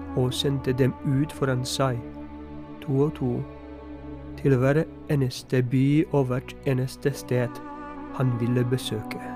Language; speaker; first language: Norwegian; non-native, fluent; Polish